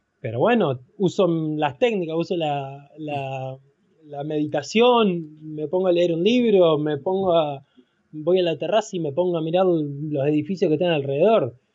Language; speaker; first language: Spanish; native; Spanish